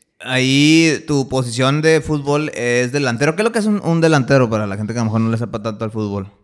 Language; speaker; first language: Spanish; native; Spanish